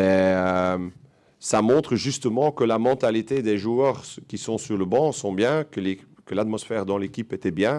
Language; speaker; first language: French; non-native, local second language; Dutch